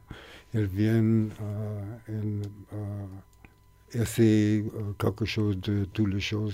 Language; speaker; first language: French; non-native, learner; English